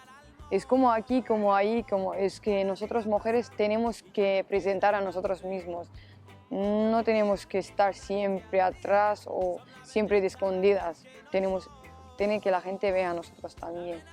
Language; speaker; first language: Spanish; non-native, learner; Arabic